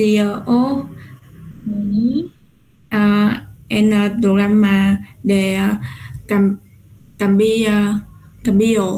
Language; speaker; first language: Spanish; non-native, learner; Vietnamese